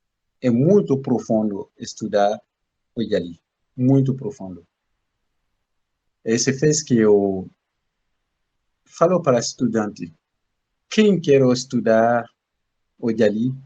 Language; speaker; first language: Portuguese; non-native, learner; Bambara